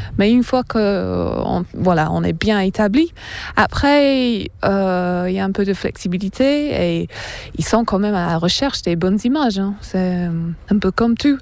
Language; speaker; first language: French; non-native, fluent; English